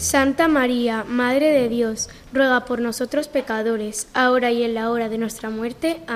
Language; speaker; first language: Spanish; native; Spanish